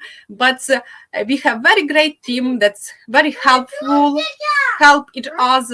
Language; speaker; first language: English; non-native, fluent; Ukrainian